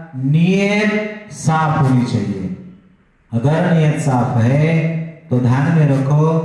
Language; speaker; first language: Hindi; non-native, local second language; Marathi